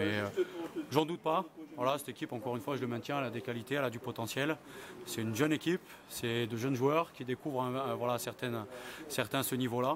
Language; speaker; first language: French; native; French